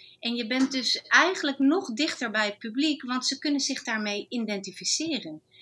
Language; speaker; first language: Dutch; non-native, fluent; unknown